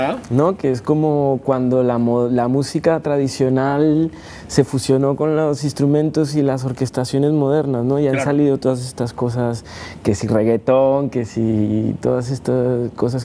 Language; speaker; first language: Spanish; native; Spanish